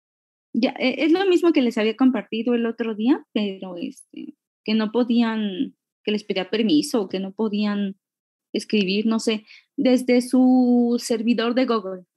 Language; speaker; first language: Spanish; native; Spanish